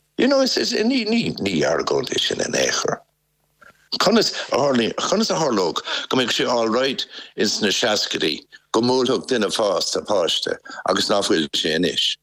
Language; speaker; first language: Irish; native; Irish